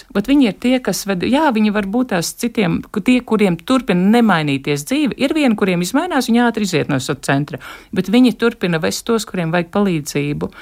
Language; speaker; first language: Latvian; native; Latvian